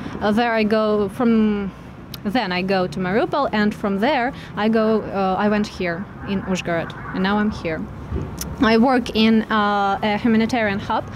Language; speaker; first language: English; non-native, fluent; Russian